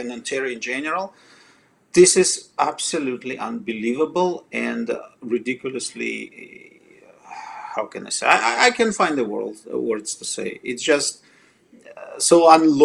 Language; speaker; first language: English; non-native, fluent; Russian